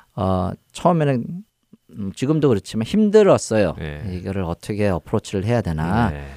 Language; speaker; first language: Korean; native; Korean